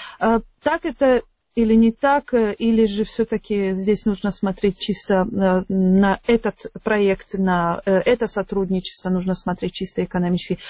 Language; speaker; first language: Russian; non-native, local second language; Tajik